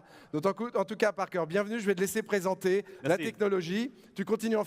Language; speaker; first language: French; native; French